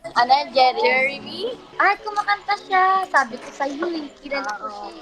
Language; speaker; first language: Filipino; non-native, local second language; Pampanga